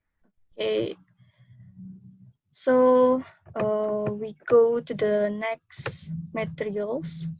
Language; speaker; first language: English; non-native, learner; Indonesian